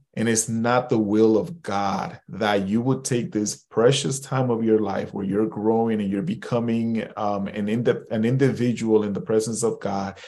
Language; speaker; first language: English; early bilingual, other home language; Spanish